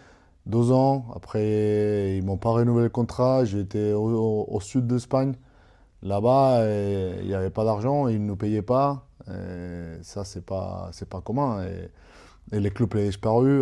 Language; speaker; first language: French; non-native, fluent; Spanish